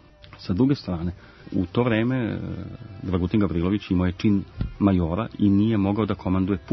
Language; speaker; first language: Croatian; native; Croatian